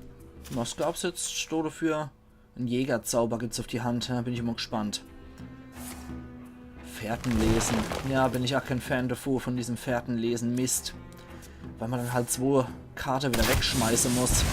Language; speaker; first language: German; native; German